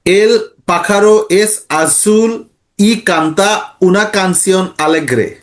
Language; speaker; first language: Spanish; non-native, learner; Bangla